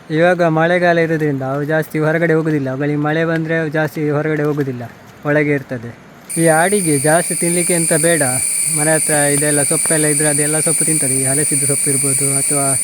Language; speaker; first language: Kannada; non-native, local second language; Tulu